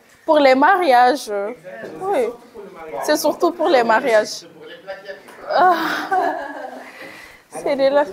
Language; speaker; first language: French; non-native, local second language; Hausa